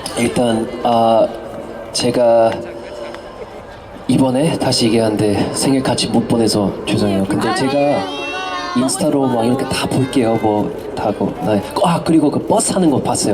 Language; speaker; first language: Korean; non-native, fluent; English